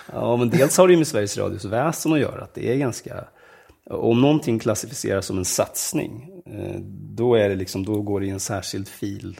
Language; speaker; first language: Swedish; native; Swedish